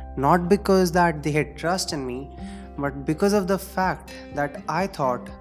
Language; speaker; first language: English; non-native, local second language; Hindi